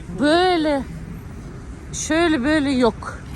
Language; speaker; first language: Turkish; non-native, learner; Russian